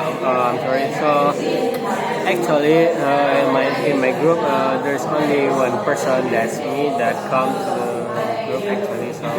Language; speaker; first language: English; non-native, learner; Indonesian